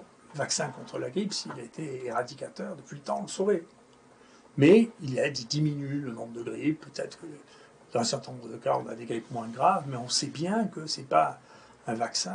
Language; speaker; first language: French; native; French